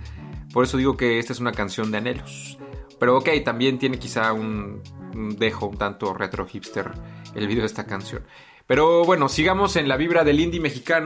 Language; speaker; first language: Spanish; native; Spanish